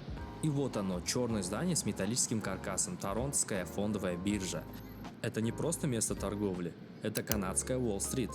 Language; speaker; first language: Russian; native; Russian